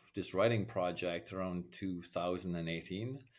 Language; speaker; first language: English; native; English